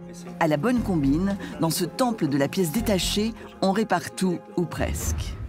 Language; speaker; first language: French; native; French